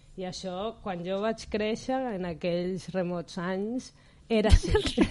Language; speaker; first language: Catalan; non-native, fluent; Spanish